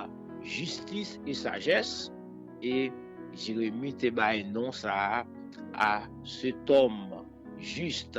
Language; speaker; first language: French; non-native, local second language; Haitian Creole